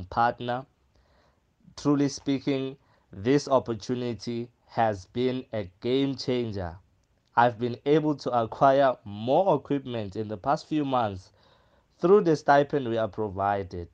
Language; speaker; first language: English; non-native, local second language; Swati